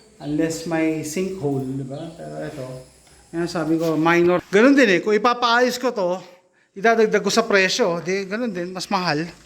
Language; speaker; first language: Filipino; native; Filipino